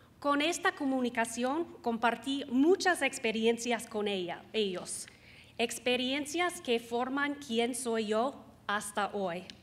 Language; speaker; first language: Spanish; non-native, fluent; English